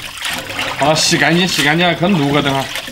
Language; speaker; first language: Chinese; native; Chinese